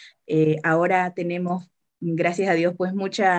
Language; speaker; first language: Spanish; native; Spanish